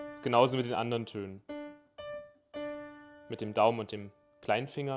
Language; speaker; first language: German; native; German